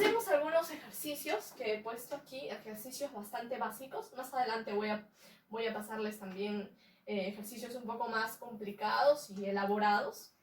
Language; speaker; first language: Spanish; native; Spanish